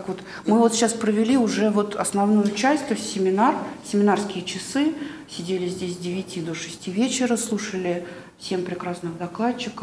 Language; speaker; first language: Russian; native; Russian